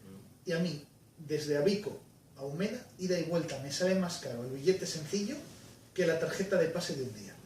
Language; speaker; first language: Spanish; native; Spanish